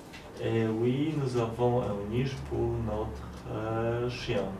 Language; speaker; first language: French; non-native, learner; Polish